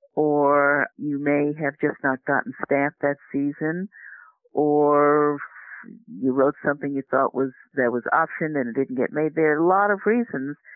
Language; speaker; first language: English; native; English